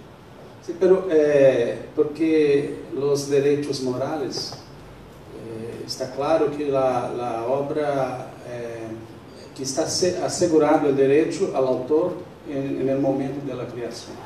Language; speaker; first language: Spanish; non-native, fluent; Portuguese